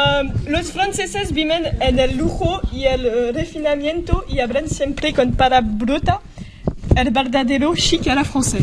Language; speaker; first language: Spanish; non-native, learner; French